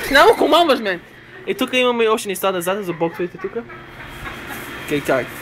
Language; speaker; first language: Bulgarian; early bilingual, heritage; Bulgarian